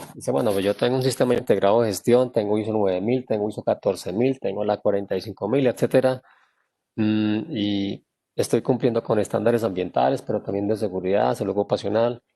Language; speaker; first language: Spanish; native; Spanish